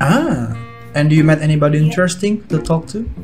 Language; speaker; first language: English; non-native, learner; Indonesian